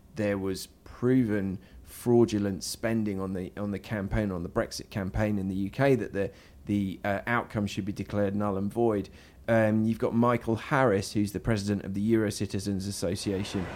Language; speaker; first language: English; native; English